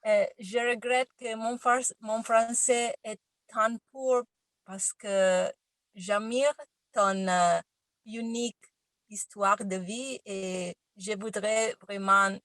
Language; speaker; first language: French; non-native, learner; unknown